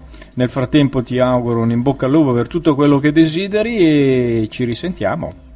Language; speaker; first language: Italian; native; Italian